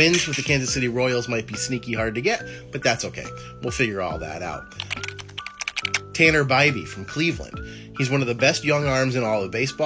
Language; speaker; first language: English; native; English